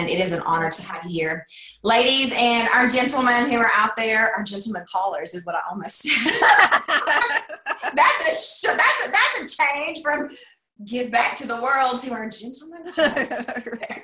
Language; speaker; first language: English; native; English